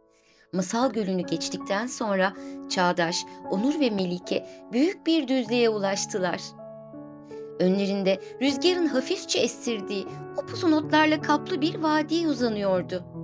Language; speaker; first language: Turkish; native; Turkish